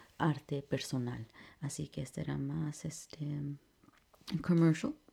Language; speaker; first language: Spanish; early bilingual, heritage; Spanish